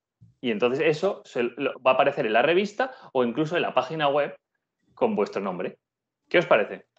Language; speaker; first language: Spanish; native; Spanish